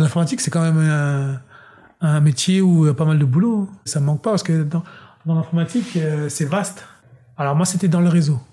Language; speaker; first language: French; early bilingual, other home language; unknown